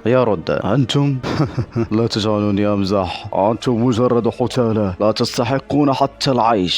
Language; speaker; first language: Arabic; native; Arabic